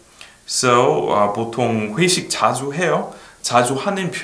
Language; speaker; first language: Korean; non-native, fluent; English